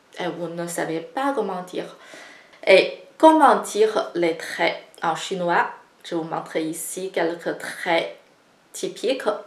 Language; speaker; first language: French; non-native, fluent; Chinese